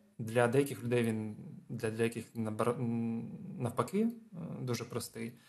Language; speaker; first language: Ukrainian; non-native, local second language; Russian